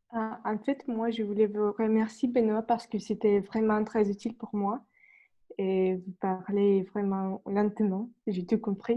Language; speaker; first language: French; non-native, learner; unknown